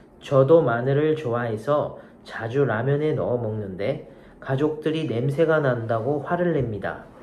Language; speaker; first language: Korean; non-native, learner; Japanese